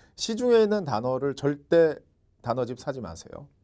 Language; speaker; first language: Korean; native; Korean